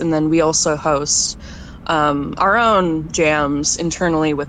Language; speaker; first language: English; native; English